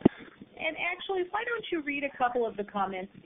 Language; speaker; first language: English; native; English